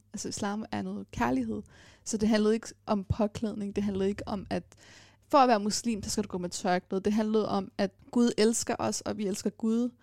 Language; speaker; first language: Danish; early bilingual, other home language; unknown